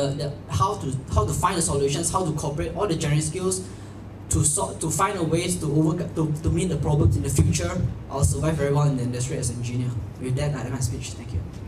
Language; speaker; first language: English; non-native, local second language; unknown